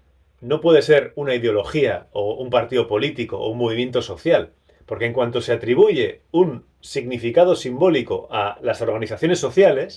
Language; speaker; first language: Spanish; native; Spanish